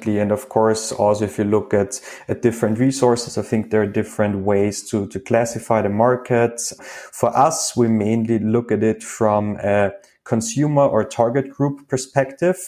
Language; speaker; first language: English; non-native, fluent; German